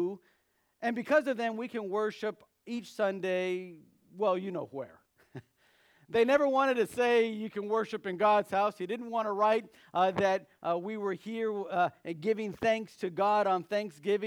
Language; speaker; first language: English; native; English